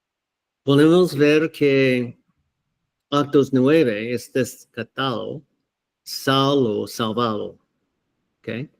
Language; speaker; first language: Spanish; non-native, fluent; English